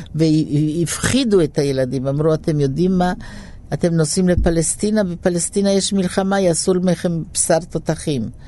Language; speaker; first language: Hebrew; early bilingual, other home language; Polish